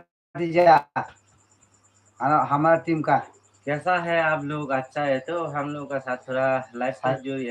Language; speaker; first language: Hindi; non-native, local second language; Kok Borok